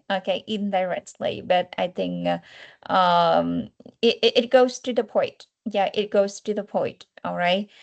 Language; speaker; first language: English; non-native, fluent; Vietnamese